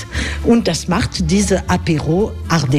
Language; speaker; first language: German; non-native, learner; French